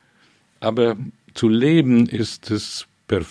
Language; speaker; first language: German; non-native, fluent; Hungarian